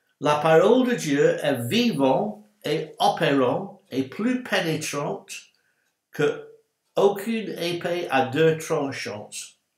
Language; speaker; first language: French; non-native, learner; English